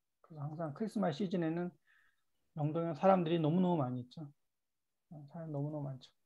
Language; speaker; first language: Korean; native; Korean